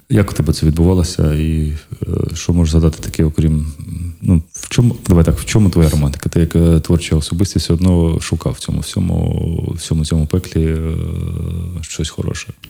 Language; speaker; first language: Ukrainian; non-native, local second language; Russian